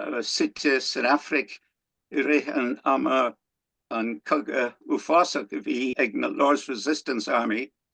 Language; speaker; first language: Irish; non-native, learner; English